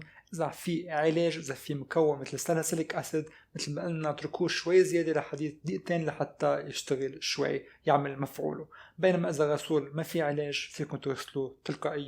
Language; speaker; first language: Arabic; native; Arabic